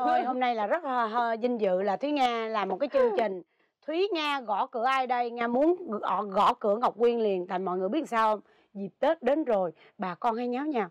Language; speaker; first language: Vietnamese; native; Vietnamese